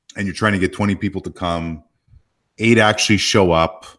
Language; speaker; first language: English; native; English